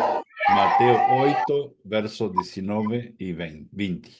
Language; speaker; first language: Portuguese; non-native, fluent; Spanish